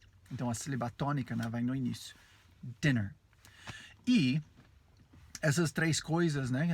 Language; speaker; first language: Portuguese; non-native, fluent; English